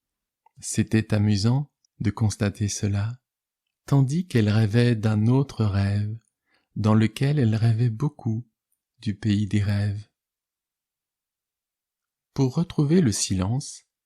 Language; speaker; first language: French; native; French